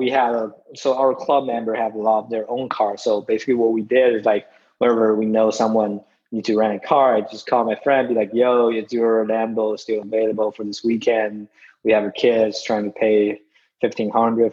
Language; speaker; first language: English; non-native, fluent; Chinese